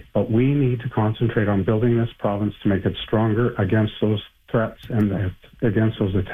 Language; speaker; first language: English; native; English